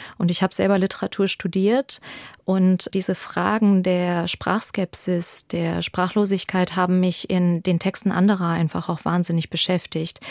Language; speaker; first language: German; early bilingual, other home language; Albanian